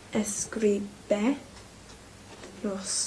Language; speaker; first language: Spanish; non-native, learner; English